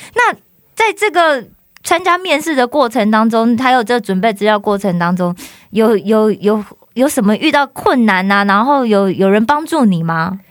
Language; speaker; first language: Chinese; native; Chinese